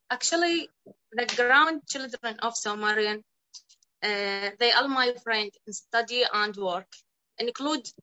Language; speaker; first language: English; non-native, learner; Arabic